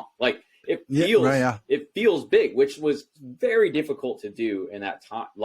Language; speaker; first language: English; native; English